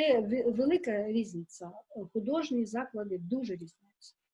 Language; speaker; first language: Ukrainian; non-native, local second language; Russian